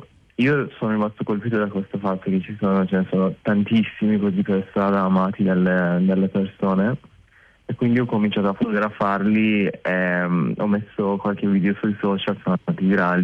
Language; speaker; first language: Italian; non-native, fluent; Persian